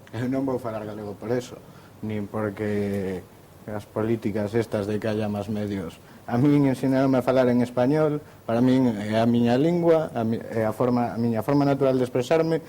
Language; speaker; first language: Galician; non-native, local second language; Spanish